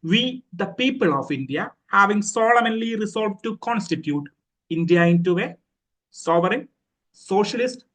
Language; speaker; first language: English; non-native, local second language; Malayalam